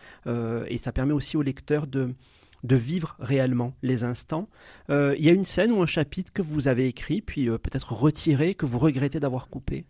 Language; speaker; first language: French; native; French